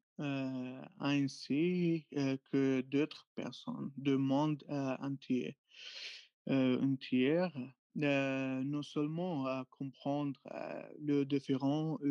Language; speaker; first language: French; non-native, fluent; Arabic